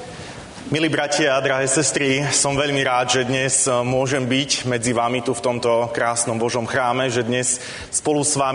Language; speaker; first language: Slovak; native; Slovak